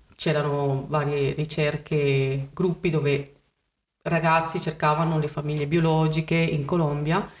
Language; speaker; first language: Italian; early bilingual, other home language; Spanish